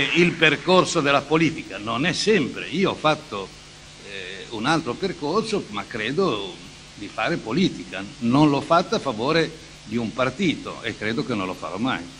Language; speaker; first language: Italian; native; Italian